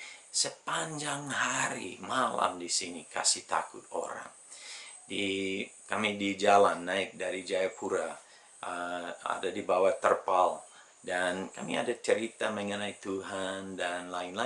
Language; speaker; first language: Indonesian; non-native, fluent; English